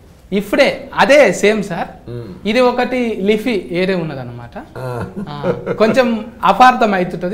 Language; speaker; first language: Telugu; native; Telugu